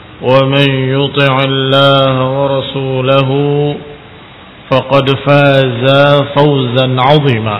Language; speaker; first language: Arabic; non-native, fluent; Indonesian